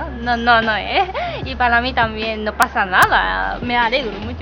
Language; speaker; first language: Spanish; non-native, learner; Japanese